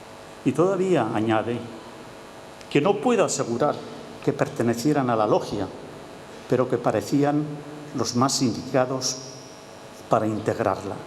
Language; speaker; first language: Spanish; native; Spanish